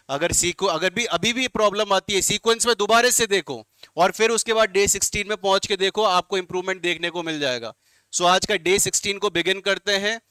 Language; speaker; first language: Hindi; native; Hindi